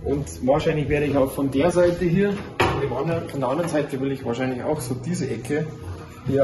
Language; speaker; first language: German; native; German